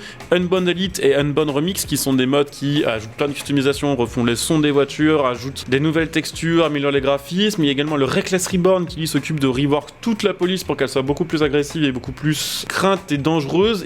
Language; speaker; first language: French; native; French